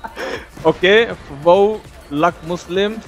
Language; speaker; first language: English; non-native, learner; Turkish